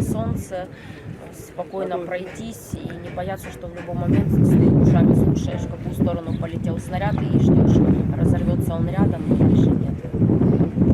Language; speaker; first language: Russian; native; Russian